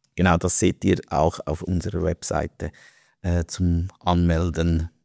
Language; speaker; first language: German; native; German